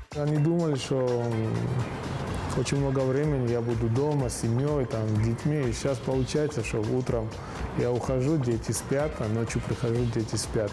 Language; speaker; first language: Ukrainian; non-native, learner; Georgian